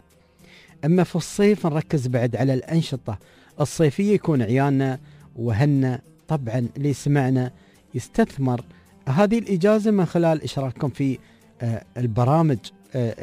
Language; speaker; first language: Arabic; native; Arabic